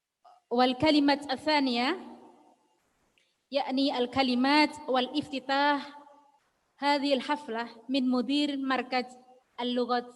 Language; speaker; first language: Arabic; non-native, fluent; Indonesian